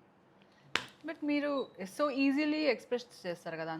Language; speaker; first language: Telugu; non-native, local second language; Kannada